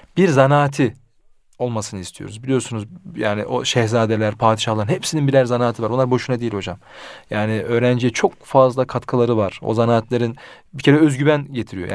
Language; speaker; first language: Turkish; early bilingual, heritage; Turkish